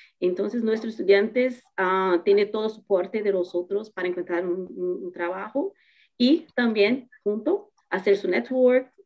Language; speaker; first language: Spanish; non-native, fluent; Portuguese